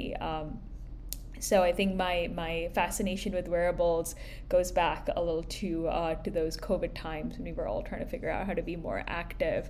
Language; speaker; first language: English; non-native, local second language; Hindi